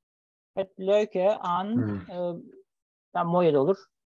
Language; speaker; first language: Dutch; non-native, learner; Turkish